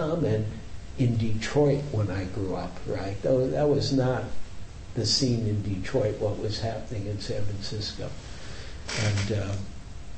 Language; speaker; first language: English; native; English